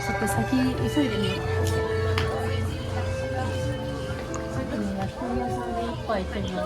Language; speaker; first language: Japanese; native; Japanese